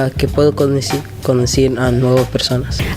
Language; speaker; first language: Spanish; early bilingual, other home language; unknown